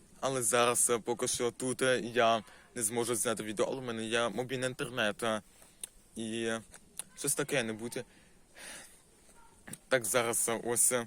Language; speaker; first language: Ukrainian; non-native, local second language; Russian